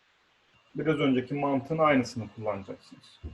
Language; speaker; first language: Turkish; native; Turkish